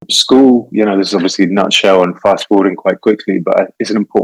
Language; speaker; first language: English; native; English